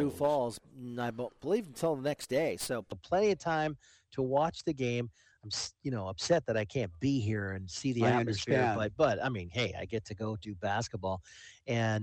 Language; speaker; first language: English; native; English